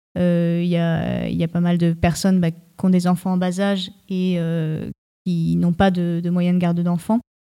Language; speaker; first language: French; native; French